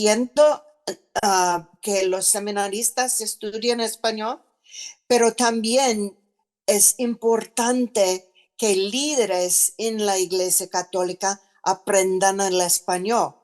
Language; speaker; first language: Spanish; non-native, fluent; English